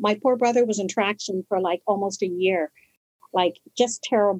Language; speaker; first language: English; native; English